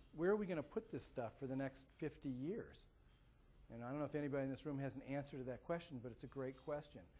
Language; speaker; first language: English; native; English